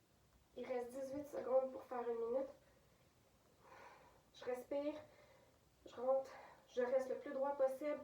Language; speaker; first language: French; native; French